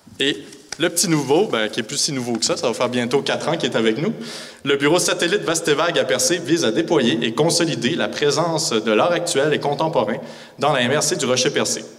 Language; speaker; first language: French; native; French